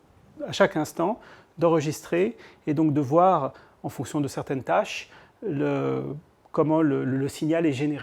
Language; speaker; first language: French; native; French